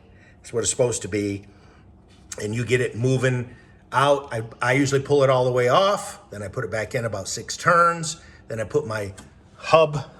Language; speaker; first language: English; native; English